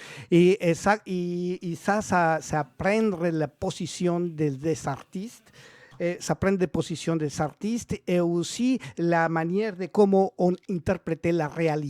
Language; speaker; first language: French; non-native, learner; Spanish